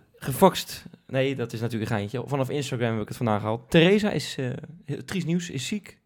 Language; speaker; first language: Dutch; native; Dutch